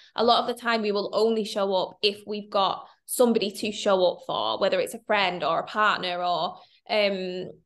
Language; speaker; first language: English; native; English